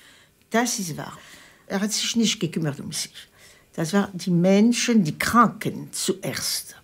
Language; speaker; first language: German; non-native, fluent; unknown